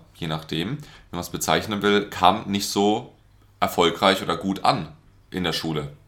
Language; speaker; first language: German; native; German